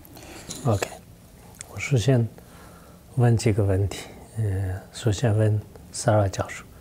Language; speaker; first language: Chinese; non-native, local second language; Tibetan